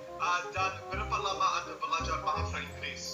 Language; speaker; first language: Indonesian; non-native, learner; English